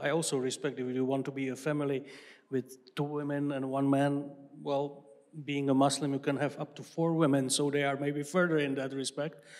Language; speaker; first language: English; non-native, fluent; Czech